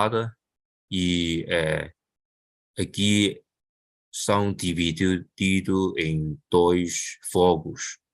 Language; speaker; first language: Portuguese; non-native, local second language; Chinese